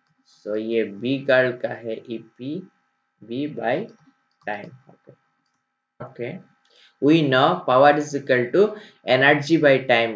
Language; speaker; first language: English; non-native, local second language; Sylheti